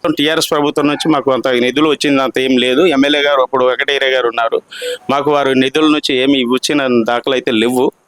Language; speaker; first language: Telugu; non-native, local second language; Lambadi